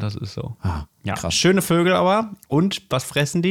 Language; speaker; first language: German; native; German